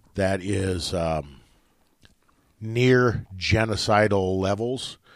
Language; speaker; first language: English; native; English